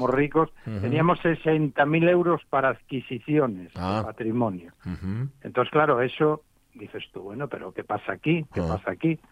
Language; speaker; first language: Spanish; native; Spanish